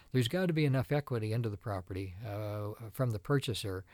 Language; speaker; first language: English; native; English